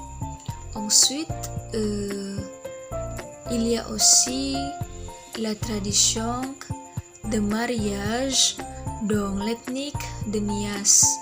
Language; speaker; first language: French; non-native, learner; Indonesian